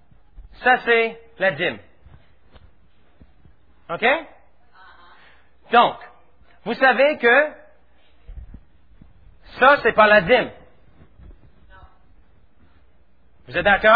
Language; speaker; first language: French; native; French